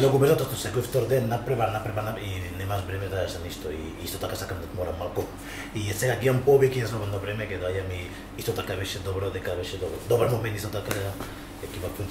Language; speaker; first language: Macedonian; non-native, learner; Spanish